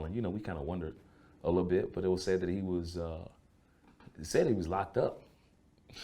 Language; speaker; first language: English; native; English